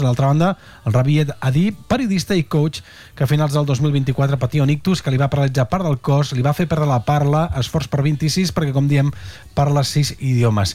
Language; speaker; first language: Catalan; native; Catalan